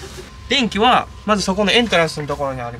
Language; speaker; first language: Japanese; native; Japanese